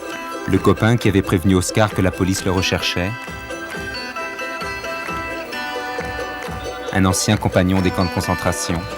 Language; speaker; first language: French; native; French